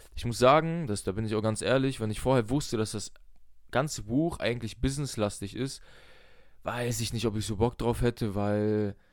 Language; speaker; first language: German; early bilingual, other home language; Russian